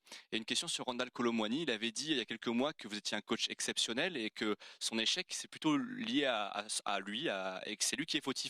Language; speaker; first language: French; native; French